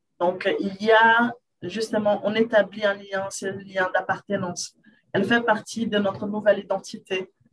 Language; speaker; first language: French; non-native, fluent; Portuguese